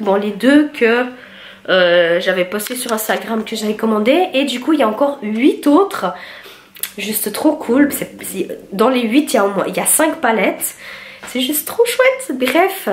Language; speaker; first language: French; early bilingual, other home language; Portuguese